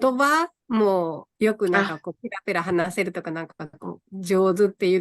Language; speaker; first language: Japanese; native; Japanese